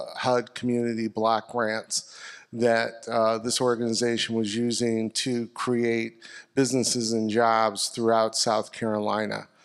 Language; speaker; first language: English; native; English